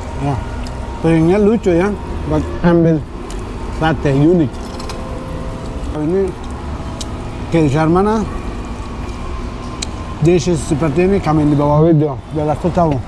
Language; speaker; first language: Indonesian; non-native, fluent; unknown